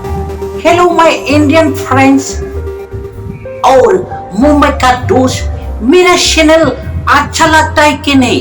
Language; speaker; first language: Hindi; non-native, local second language; Bodo